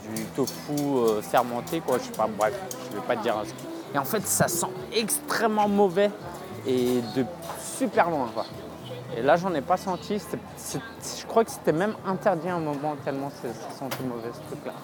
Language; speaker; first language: French; native; French